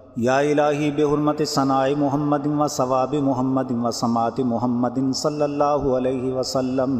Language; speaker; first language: Arabic; non-native, learner; Urdu